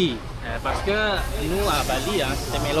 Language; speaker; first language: French; non-native, learner; Balinese